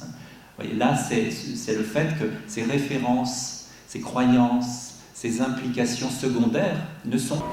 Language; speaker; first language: French; native; French